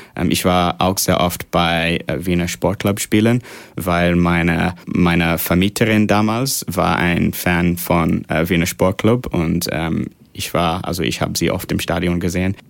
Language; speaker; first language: German; non-native, fluent; English